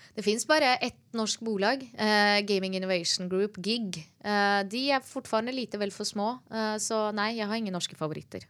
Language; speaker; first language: Norwegian; early bilingual, other home language; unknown